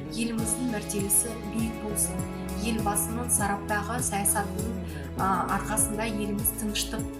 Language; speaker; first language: Kazakh; non-native, local second language; Romanian